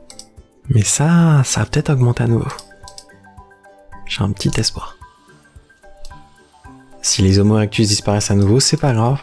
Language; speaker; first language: French; native; French